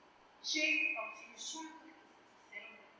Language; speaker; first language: Portuguese; non-native, learner; Spanish